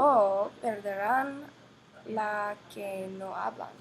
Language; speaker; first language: Spanish; non-native, learner; English